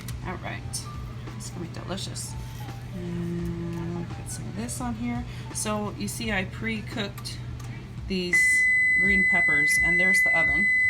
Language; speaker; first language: English; native; English